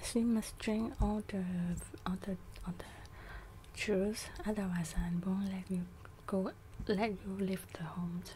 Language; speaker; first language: English; non-native, learner; Cantonese